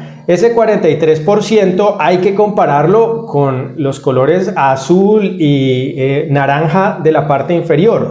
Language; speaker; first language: Spanish; native; Spanish